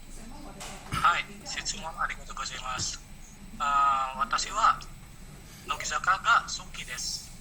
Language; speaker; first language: Japanese; non-native, learner; Indonesian